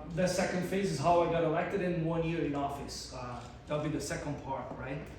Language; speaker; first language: English; non-native, fluent; Portuguese